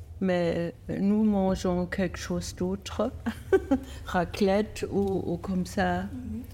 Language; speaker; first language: French; non-native, learner; German